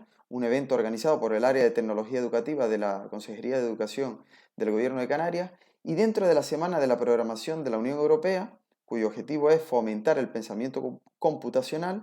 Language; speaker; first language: Spanish; native; Spanish